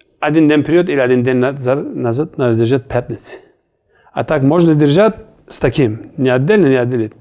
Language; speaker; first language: Russian; non-native, local second language; Kumyk